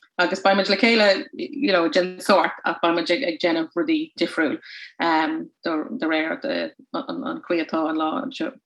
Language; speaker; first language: Irish; non-native, local second language; English